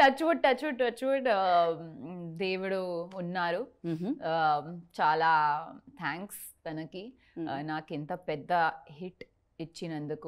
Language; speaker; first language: Telugu; non-native, learner; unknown